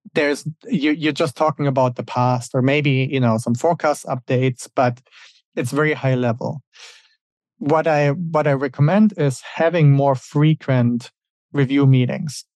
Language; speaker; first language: English; non-native, fluent; German